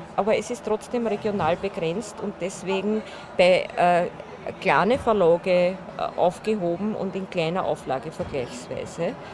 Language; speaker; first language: German; native; German